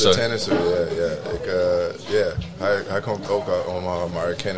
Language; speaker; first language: Dutch; non-native, learner; English